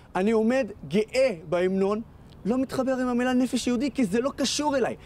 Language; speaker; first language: Hebrew; non-native, local second language; Arabic